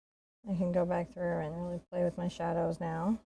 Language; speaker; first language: English; native; English